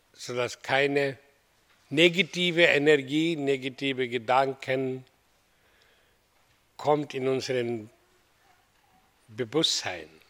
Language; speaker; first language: German; non-native, fluent; Hindi